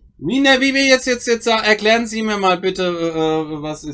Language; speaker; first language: German; native; German